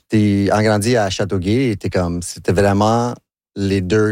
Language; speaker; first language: French; non-native, local second language; English